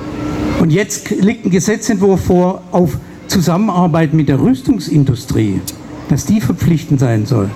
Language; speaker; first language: German; native; German